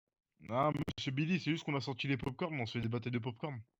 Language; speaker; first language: French; native; French